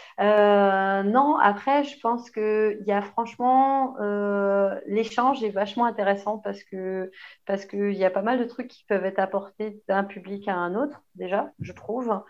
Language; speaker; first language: French; native; French